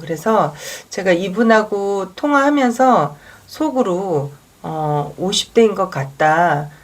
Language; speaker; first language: Korean; native; Korean